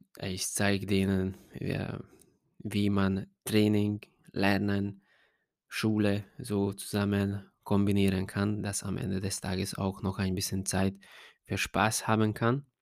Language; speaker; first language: German; non-native, fluent; Hungarian